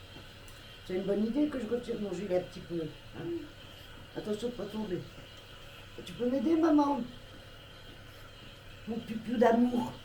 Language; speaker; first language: French; native; French